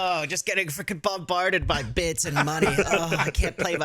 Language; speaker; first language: English; native; English